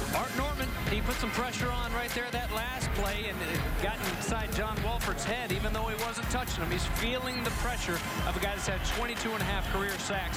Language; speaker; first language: English; native; English